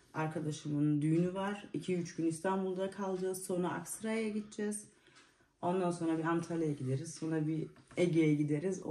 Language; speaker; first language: Turkish; early bilingual, heritage; Turkish